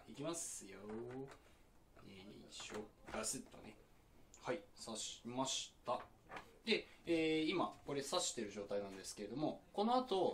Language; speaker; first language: Japanese; native; Japanese